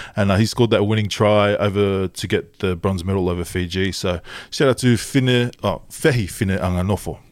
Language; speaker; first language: English; early bilingual, other home language; Tongan